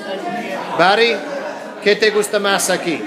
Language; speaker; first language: Spanish; non-native, fluent; English